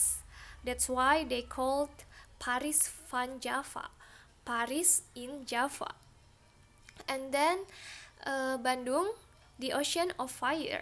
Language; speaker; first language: English; non-native, learner; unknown